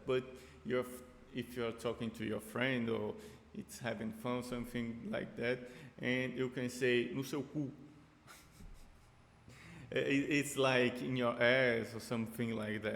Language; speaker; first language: English; non-native, fluent; Portuguese